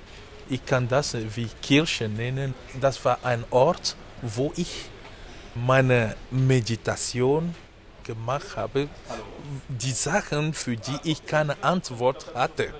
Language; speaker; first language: German; non-native, fluent; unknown